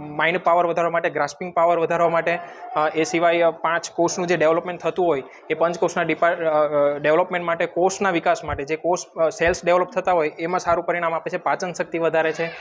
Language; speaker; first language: Gujarati; native; Gujarati